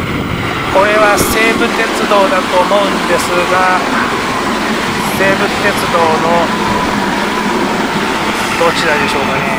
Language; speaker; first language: Japanese; native; Japanese